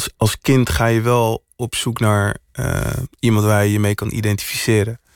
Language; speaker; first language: Dutch; early bilingual, other home language; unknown